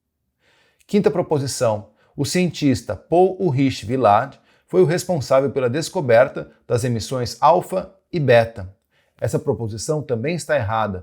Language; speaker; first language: Portuguese; native; Portuguese